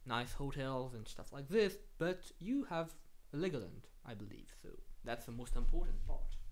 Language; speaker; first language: English; non-native, fluent; French